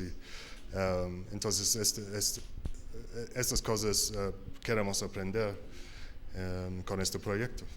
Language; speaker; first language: Spanish; non-native, learner; English